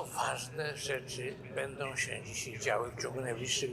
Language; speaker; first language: Polish; native; Polish